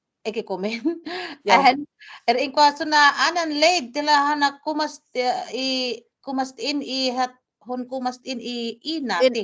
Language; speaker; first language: Icelandic; non-native, learner; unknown